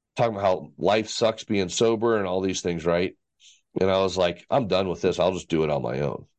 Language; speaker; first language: English; native; English